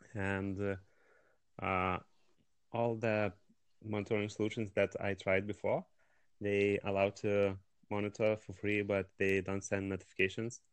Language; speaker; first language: English; non-native, fluent; Lithuanian